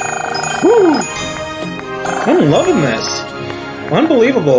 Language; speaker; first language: English; native; English